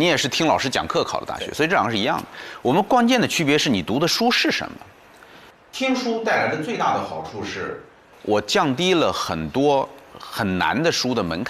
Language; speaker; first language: Chinese; native; Chinese